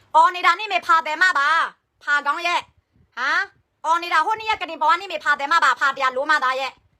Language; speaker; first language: Burmese; non-native, local second language; S'gaw Karen